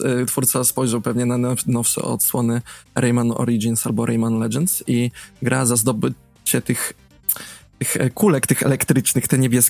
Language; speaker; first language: Polish; native; Polish